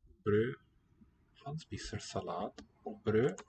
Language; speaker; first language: Norwegian; non-native, learner; English